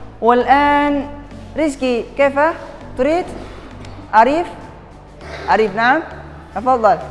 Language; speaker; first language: Arabic; non-native, fluent; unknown